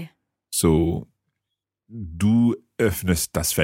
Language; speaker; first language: German; non-native, learner; English